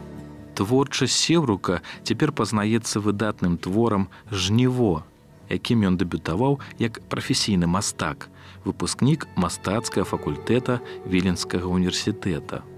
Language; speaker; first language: Belarusian; native; Belarusian